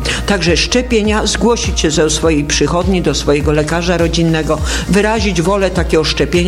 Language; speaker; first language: Polish; native; Polish